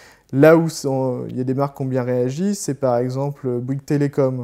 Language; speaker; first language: French; native; French